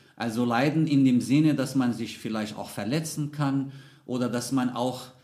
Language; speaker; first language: German; non-native, fluent; Arabic